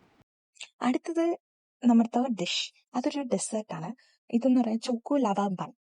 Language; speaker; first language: Malayalam; native; Malayalam